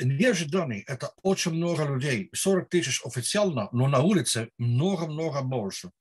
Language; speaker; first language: Russian; non-native, learner; Dutch